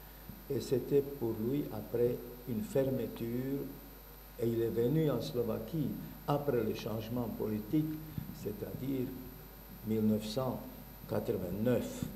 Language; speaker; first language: French; non-native, learner; Bulgarian